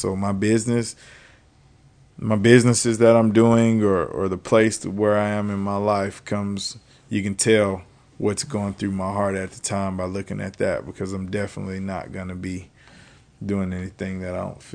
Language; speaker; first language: English; native; English